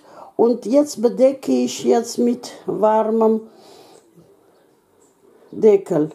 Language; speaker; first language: German; non-native, local second language; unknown